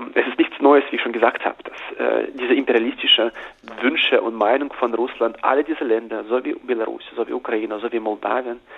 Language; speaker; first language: German; non-native, fluent; Russian